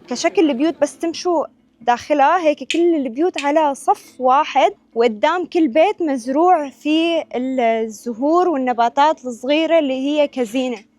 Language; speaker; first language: Arabic; native; Arabic